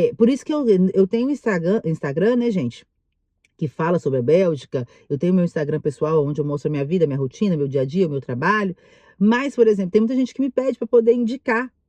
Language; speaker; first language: Portuguese; native; Portuguese